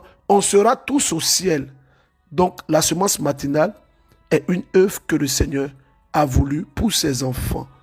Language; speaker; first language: French; native; French